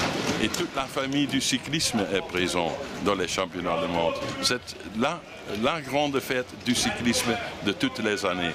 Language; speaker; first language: French; non-native, fluent; Dutch